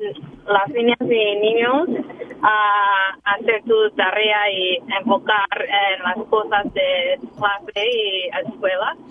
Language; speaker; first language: Spanish; non-native, learner; English